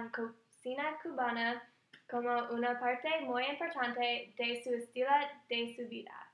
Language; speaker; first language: Spanish; non-native, learner; English